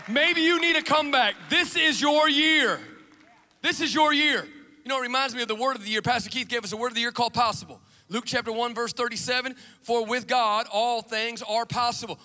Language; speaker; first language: English; native; English